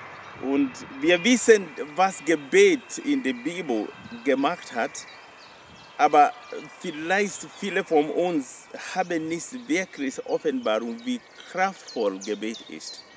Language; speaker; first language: German; non-native, learner; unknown